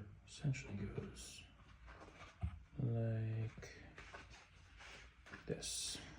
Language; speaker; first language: English; native; English